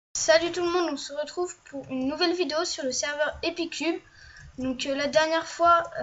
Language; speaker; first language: French; native; French